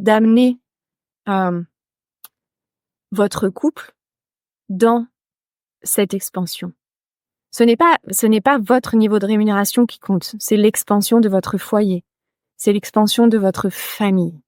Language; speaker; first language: French; native; French